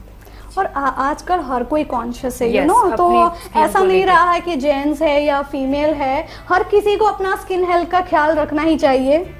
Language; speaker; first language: Hindi; native; Hindi